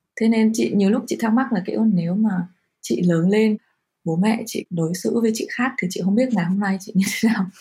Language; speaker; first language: Vietnamese; early bilingual, heritage; Vietnamese